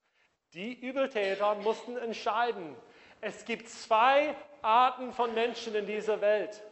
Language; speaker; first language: German; non-native, fluent; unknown